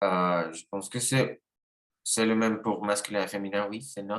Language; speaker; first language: French; non-native, learner; Spanish